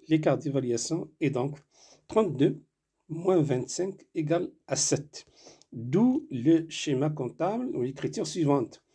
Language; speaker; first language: French; non-native, local second language; Arabic